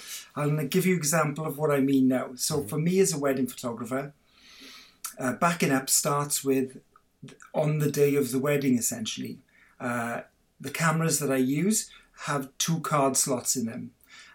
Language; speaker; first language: English; native; English